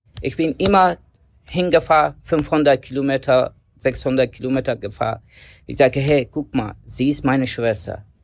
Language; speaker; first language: German; non-native, learner; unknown